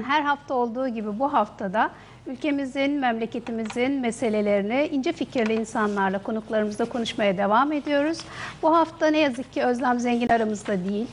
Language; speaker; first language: Turkish; native; Turkish